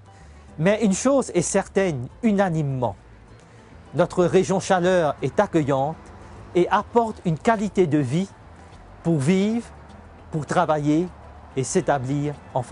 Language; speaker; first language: French; native; French